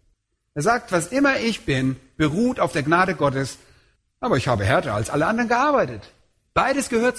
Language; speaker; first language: German; native; German